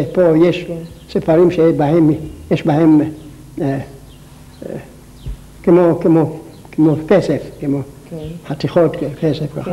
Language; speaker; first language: Hebrew; non-native, local second language; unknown